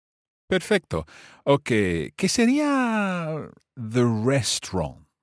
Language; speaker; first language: Spanish; non-native, fluent; English